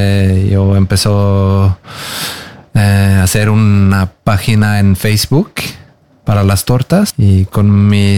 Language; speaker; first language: Spanish; non-native, learner; Norwegian